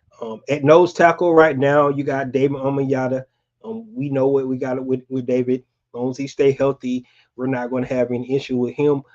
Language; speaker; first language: English; native; English